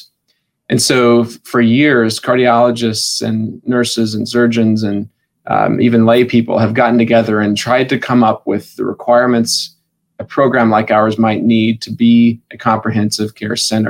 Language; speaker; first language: English; native; English